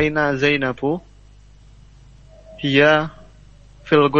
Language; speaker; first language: Arabic; non-native, learner; Indonesian